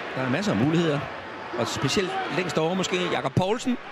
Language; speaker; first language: Danish; native; Danish